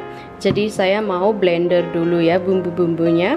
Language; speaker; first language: Indonesian; native; Indonesian